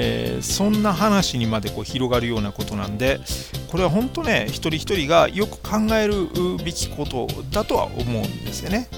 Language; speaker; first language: Japanese; native; Japanese